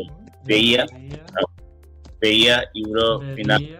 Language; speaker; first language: Spanish; non-native, learner; English